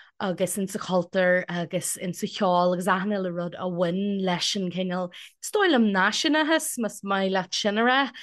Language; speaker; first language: Irish; non-native, local second language; English